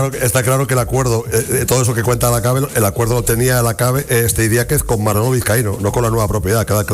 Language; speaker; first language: Spanish; native; Spanish